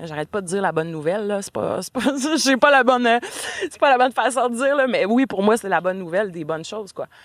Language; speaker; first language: French; native; French